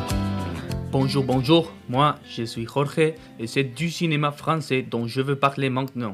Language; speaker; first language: French; non-native, fluent; Spanish